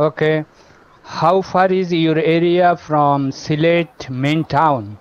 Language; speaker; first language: English; non-native, learner; Bangla